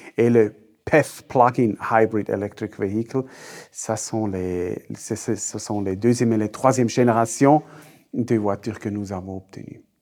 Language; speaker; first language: French; non-native, local second language; Swiss German